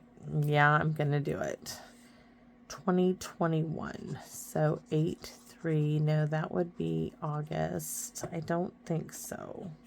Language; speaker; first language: English; native; English